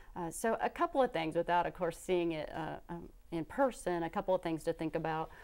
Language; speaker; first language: English; native; English